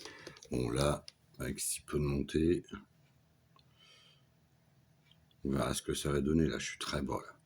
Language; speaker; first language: French; native; French